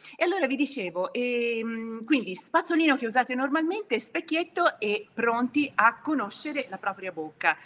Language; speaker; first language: Italian; native; Italian